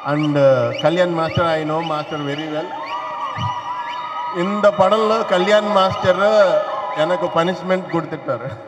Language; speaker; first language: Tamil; non-native, learner; Telugu